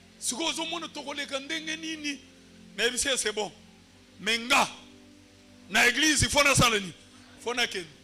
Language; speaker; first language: Lingala; non-native, local second language; Luba-Lulua